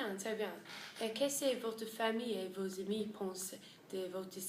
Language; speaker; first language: French; non-native, learner; English